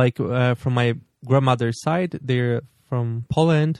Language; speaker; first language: English; non-native, fluent; Portuguese